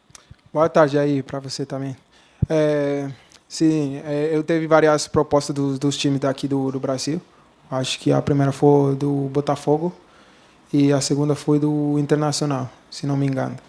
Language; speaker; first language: Portuguese; non-native, learner; Spanish